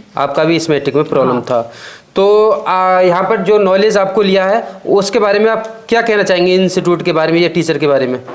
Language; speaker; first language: Hindi; native; Hindi